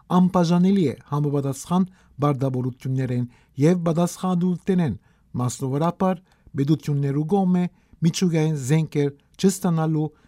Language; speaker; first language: Armenian; early bilingual, heritage; Armenian